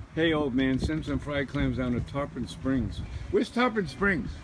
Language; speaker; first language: English; native; English